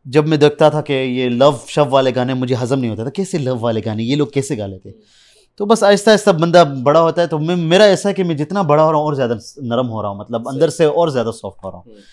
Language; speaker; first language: Urdu; early bilingual, heritage; Urdu